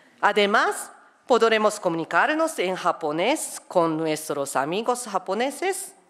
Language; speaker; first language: Spanish; non-native, fluent; Japanese